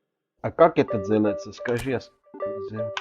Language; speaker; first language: Russian; non-native, local second language; Armenian